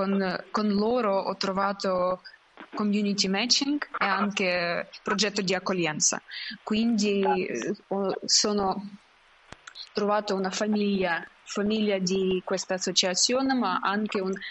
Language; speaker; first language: Italian; non-native, learner; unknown